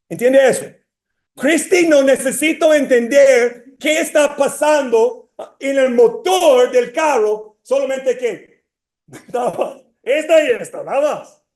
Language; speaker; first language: Spanish; non-native, fluent; English